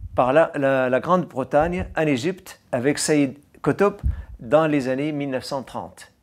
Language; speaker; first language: French; non-native, fluent; Arabic